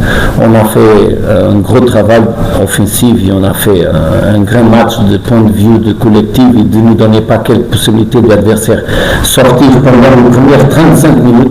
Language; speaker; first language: French; non-native, learner; Portuguese